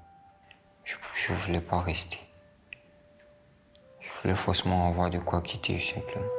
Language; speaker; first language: French; non-native, local second language; Bambara